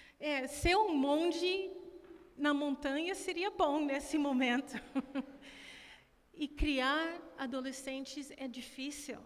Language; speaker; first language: Portuguese; non-native, fluent; English